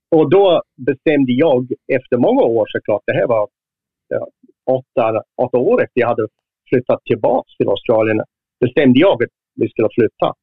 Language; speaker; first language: Swedish; non-native, fluent; English